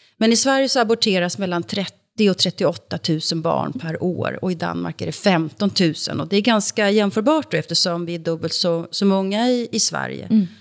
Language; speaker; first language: Swedish; native; Swedish